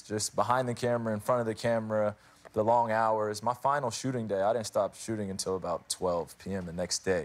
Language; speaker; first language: English; native; English